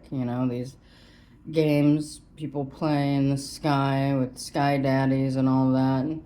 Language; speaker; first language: English; native; English